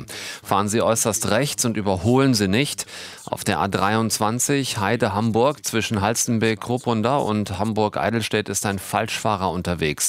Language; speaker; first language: German; native; German